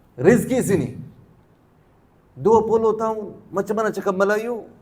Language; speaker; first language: Malay; non-native, learner; Arabic